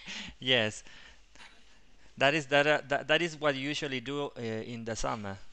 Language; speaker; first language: English; non-native, fluent; Spanish